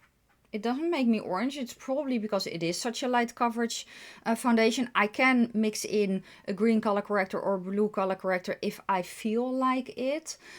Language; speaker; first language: English; non-native, fluent; Dutch